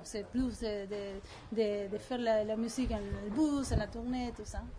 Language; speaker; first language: French; non-native, learner; Spanish